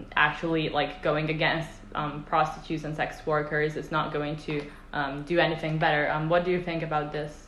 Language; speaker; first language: English; non-native, fluent; Italian